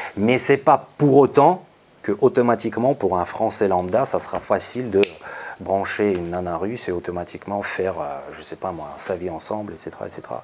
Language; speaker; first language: French; non-native, fluent; Russian